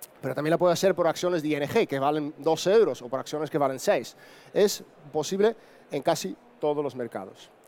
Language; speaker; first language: Spanish; non-native, fluent; Dutch